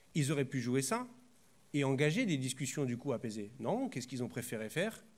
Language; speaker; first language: French; native; French